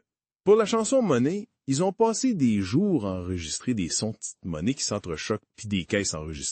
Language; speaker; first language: French; native; French